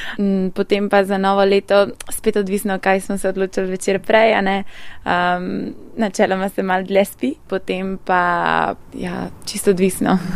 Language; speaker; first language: Slovenian; non-native, fluent; Italian